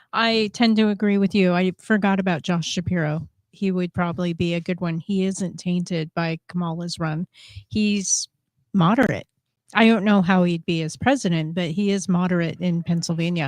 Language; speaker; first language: English; native; English